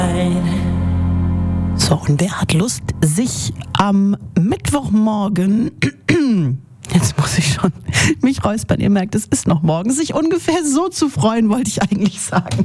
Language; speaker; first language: German; native; German